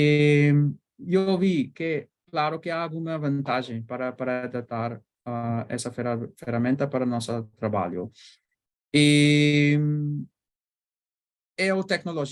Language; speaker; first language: Portuguese; non-native, learner; Bangla